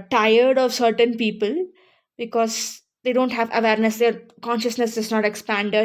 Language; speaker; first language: English; non-native, local second language; Tamil